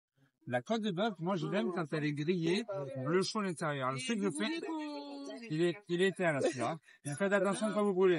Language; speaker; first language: French; native; French